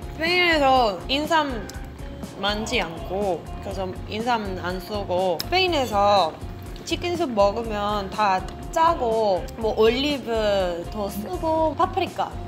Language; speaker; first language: Korean; non-native, fluent; Spanish